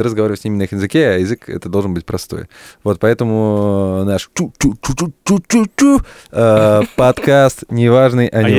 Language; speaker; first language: Russian; native; Russian